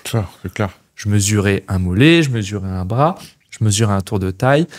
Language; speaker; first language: French; native; French